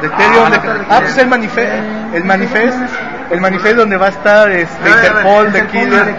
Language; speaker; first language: Spanish; native; Spanish